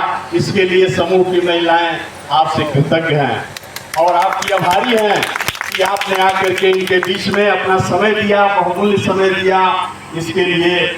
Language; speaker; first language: Hindi; native; Hindi